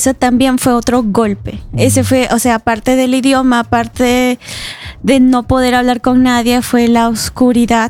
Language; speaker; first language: Spanish; native; Spanish